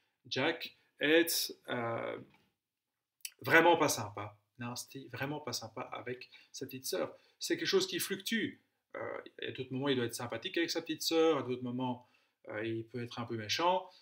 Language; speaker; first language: French; native; French